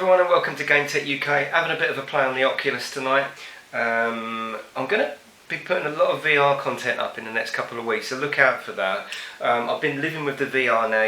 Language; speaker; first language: English; native; English